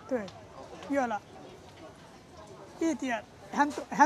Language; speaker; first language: Chinese; non-native, learner; Bangla